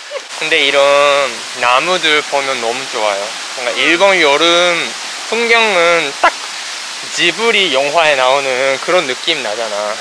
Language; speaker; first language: Korean; non-native, fluent; Japanese